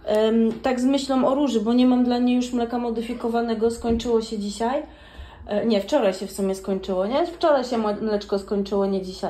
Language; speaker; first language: Polish; native; Polish